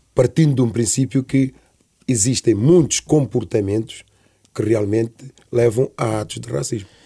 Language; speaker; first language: Portuguese; early bilingual, other home language; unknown